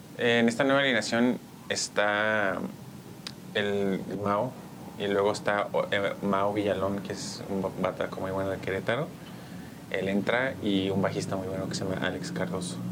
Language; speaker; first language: Spanish; early bilingual, heritage; Spanish